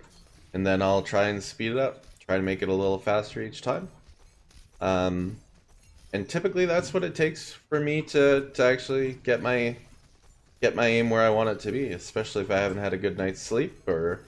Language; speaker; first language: English; native; English